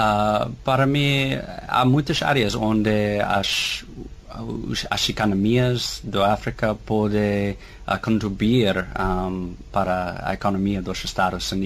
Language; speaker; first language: Portuguese; non-native, fluent; English